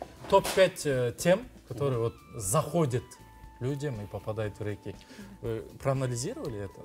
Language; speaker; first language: Russian; non-native, local second language; Kazakh